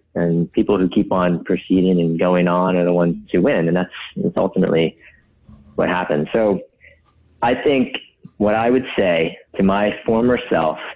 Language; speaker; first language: English; native; English